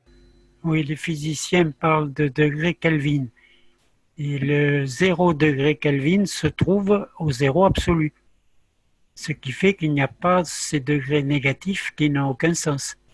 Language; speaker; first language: French; native; French